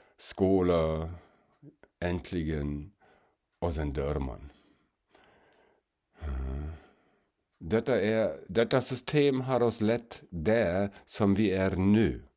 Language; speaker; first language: Swedish; non-native, fluent; German